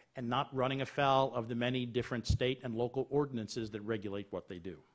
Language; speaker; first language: English; native; English